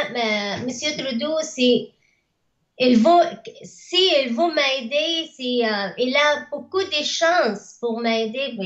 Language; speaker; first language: French; non-native, learner; Arabic